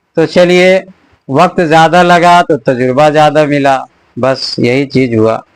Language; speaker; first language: Urdu; native; Urdu